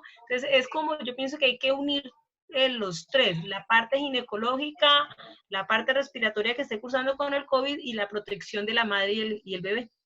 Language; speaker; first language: Spanish; native; Spanish